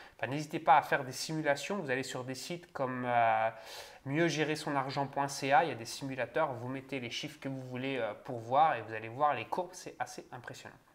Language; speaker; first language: French; native; French